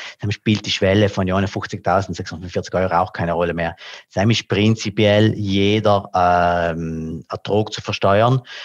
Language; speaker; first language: German; non-native, local second language; Italian